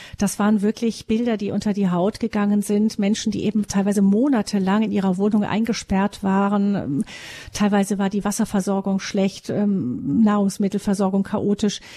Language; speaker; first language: German; native; German